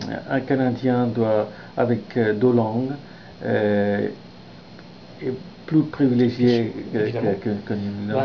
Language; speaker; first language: French; non-native, fluent; Bangla